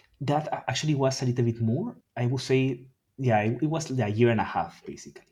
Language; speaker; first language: English; non-native, fluent; Spanish